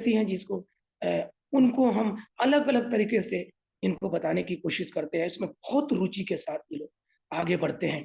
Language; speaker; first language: Hindi; native; Hindi